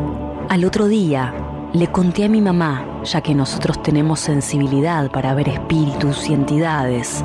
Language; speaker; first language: Spanish; native; Spanish